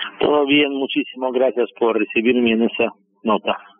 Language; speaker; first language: Spanish; non-native, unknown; Russian